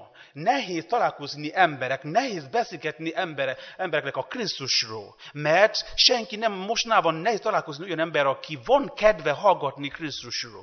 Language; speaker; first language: Hungarian; non-native, learner; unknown